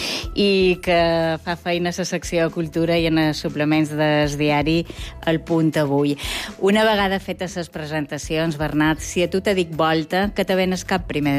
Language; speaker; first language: Catalan; native; Catalan